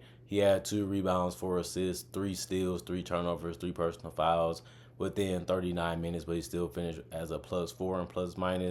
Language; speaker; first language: English; native; English